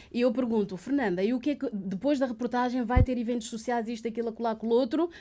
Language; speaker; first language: Portuguese; early bilingual, other home language; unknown